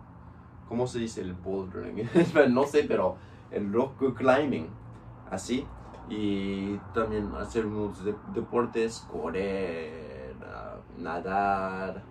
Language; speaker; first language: Spanish; non-native, fluent; English